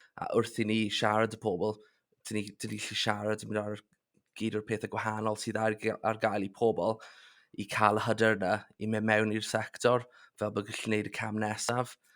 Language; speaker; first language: Welsh; non-native, local second language; English